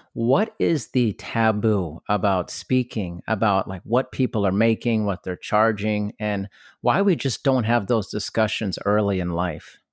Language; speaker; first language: English; native; English